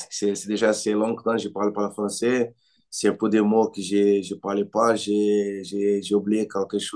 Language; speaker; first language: French; non-native, learner; Portuguese